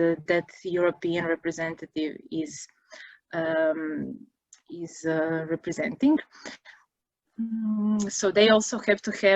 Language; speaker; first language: English; non-native, fluent; Croatian